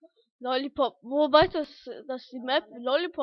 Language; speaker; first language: German; early bilingual, other home language; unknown